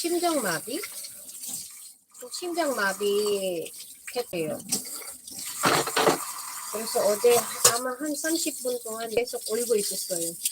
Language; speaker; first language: Korean; non-native, fluent; Filipino